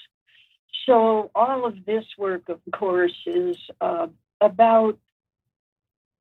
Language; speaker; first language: English; native; English